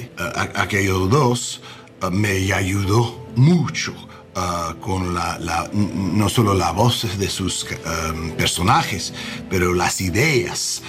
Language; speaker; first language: Spanish; non-native, learner; English